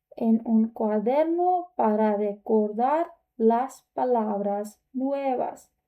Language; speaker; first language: Spanish; non-native, learner; English